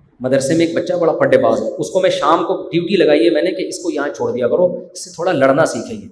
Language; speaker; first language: Urdu; native; Urdu